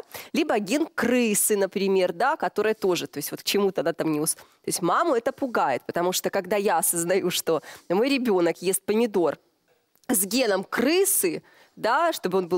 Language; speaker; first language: Russian; native; Russian